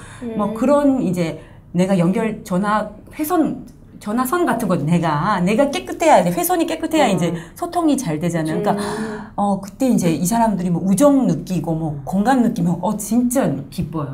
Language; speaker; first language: Korean; non-native, fluent; Japanese